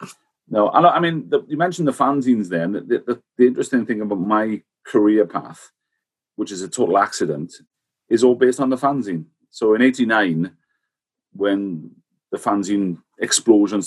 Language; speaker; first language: English; native; English